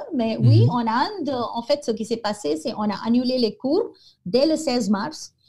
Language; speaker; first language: French; non-native, fluent; Konkani